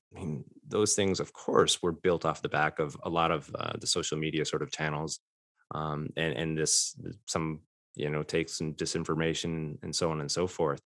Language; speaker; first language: English; native; English